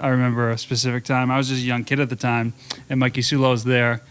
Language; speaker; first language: English; native; English